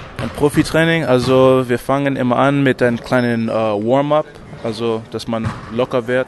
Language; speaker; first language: German; non-native, fluent; English